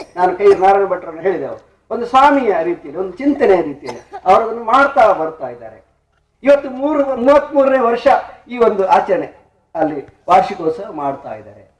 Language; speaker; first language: Kannada; non-native, local second language; Tulu